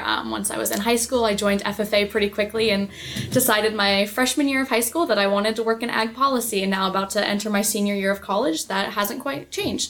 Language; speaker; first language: English; native; English